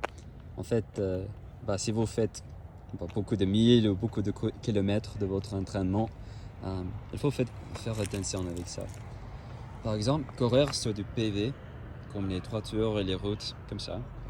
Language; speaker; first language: French; non-native, fluent; English